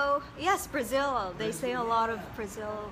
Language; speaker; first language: English; early bilingual, other home language; Korean